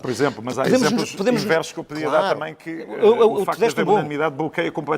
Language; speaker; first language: Portuguese; native; Portuguese